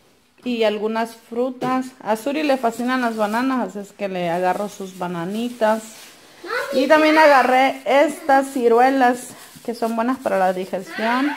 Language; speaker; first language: Spanish; native; Spanish